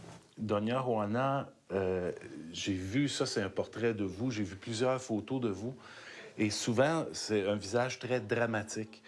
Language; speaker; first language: French; native; French